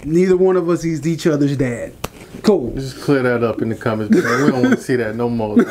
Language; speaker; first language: English; native; English